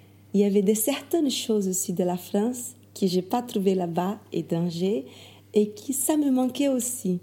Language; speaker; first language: French; non-native, fluent; Portuguese